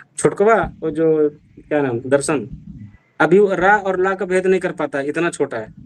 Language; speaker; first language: Hindi; native; Hindi